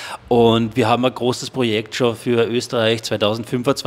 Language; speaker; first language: German; native; German